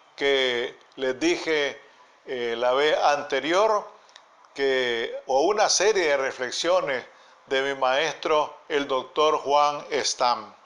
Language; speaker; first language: Spanish; native; Spanish